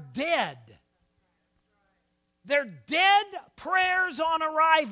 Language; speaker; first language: English; native; English